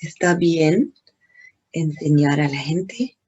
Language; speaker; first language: Spanish; non-native, learner; English